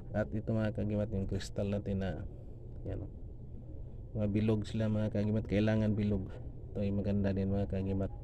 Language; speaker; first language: Filipino; non-native, local second language; Cebuano